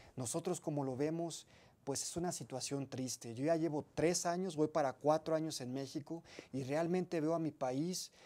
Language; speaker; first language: Spanish; early bilingual, heritage; Spanish